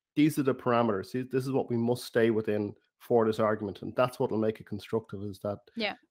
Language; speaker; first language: English; native; English